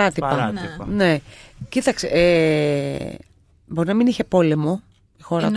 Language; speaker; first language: Greek; native; Greek